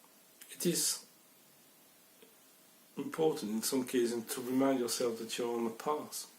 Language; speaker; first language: English; non-native, fluent; French